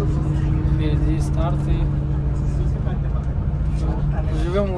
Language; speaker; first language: Russian; non-native, local second language; Tajik